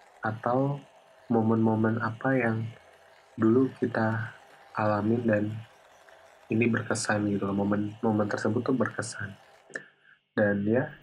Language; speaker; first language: Indonesian; native; Indonesian